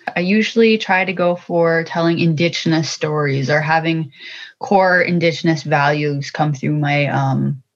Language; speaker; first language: English; native; English